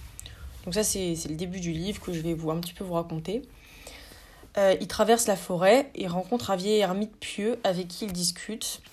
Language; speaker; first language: French; native; French